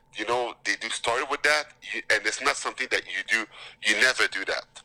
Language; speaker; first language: English; native; English